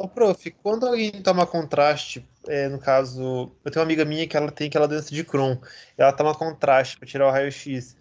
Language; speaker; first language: Portuguese; native; Portuguese